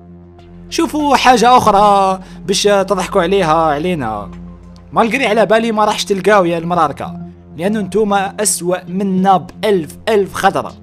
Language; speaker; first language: Arabic; native; Arabic